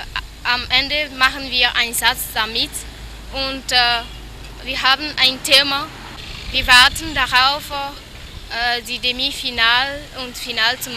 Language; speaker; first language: German; non-native, learner; French